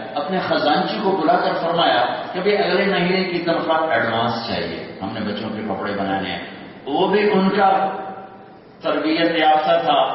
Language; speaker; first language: Urdu; native; Urdu